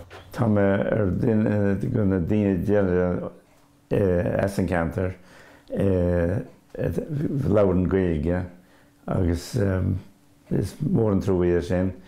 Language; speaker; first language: Irish; native; Irish